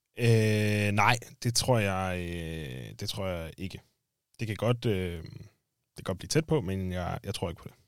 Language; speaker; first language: Danish; native; Danish